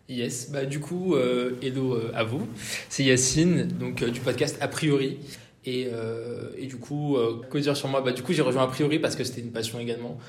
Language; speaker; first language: French; native; French